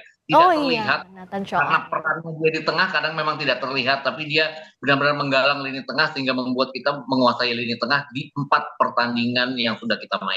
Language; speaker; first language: Indonesian; native; Indonesian